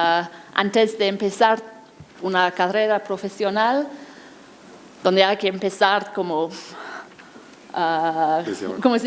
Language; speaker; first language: Spanish; non-native, fluent; English